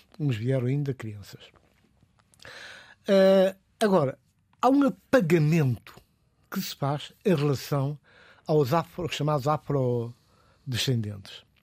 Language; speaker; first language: Portuguese; non-native, local second language; Upper Guinea Crioulo